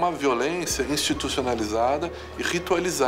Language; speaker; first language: Portuguese; native; Portuguese